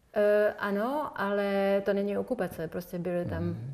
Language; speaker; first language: Czech; non-native, fluent; French